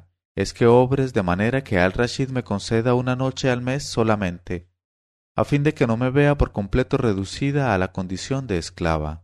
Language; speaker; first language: Spanish; native; Spanish